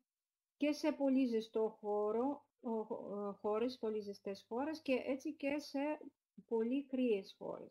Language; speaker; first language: Greek; non-native, fluent; Russian